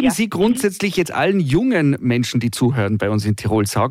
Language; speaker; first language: German; native; German